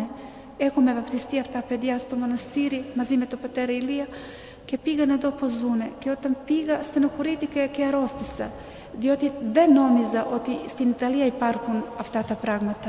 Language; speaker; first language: Greek; non-native, fluent; Serbian